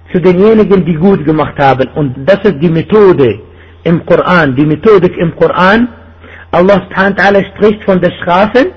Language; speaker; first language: German; non-native, fluent; Arabic